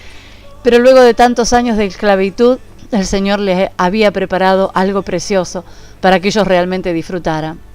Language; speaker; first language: Spanish; native; Spanish